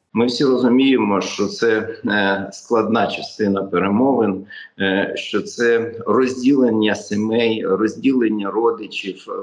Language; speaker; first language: Ukrainian; native; Ukrainian